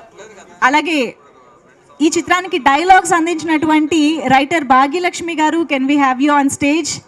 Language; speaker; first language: Telugu; native; Telugu